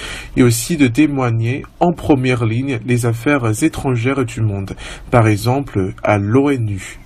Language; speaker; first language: French; non-native, fluent; Chinese